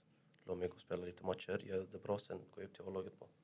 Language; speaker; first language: Swedish; early bilingual, other home language; Arabic